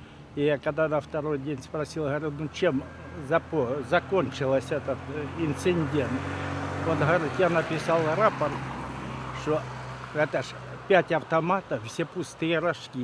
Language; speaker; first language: Russian; native; Russian